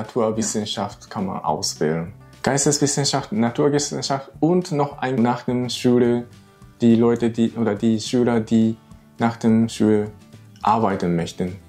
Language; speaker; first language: German; non-native, learner; Japanese